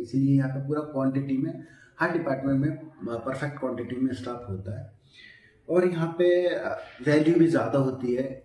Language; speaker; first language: Hindi; native; Hindi